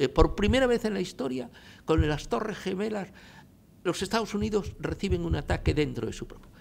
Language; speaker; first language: Spanish; native; Spanish